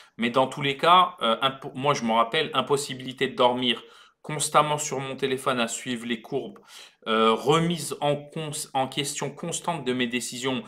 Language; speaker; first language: French; native; French